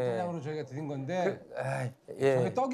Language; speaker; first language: Korean; native; Korean